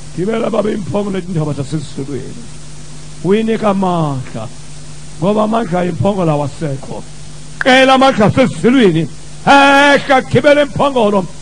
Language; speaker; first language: Zulu; non-native, local second language; Tsonga